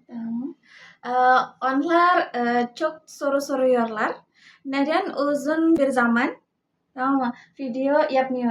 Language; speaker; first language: Turkish; non-native, learner; Indonesian